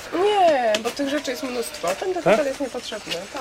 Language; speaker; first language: Polish; native; Polish